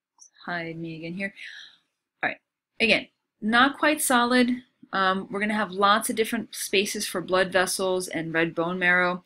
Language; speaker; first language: English; native; English